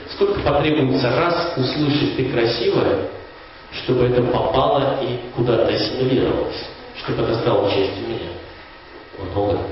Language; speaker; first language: Russian; native; Russian